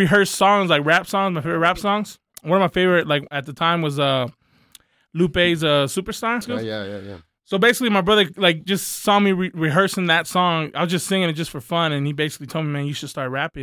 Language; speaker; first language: English; native; English